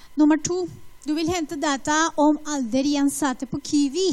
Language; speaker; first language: Norwegian; non-native, fluent; Spanish